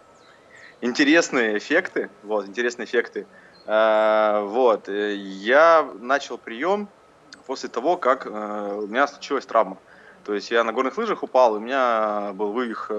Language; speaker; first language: Russian; native; Russian